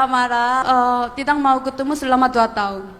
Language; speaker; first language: Indonesian; non-native, fluent; Korean